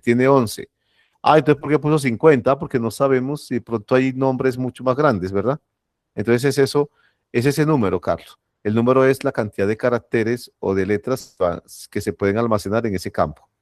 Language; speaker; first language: Spanish; native; Spanish